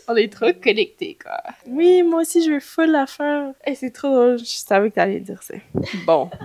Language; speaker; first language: French; native; French